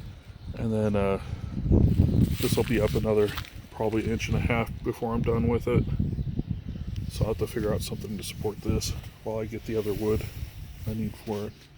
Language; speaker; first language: English; native; English